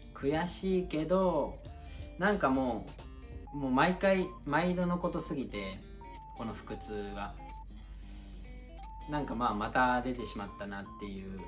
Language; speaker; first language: Japanese; native; Japanese